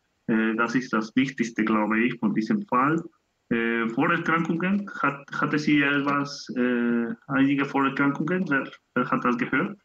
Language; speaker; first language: German; non-native, learner; Spanish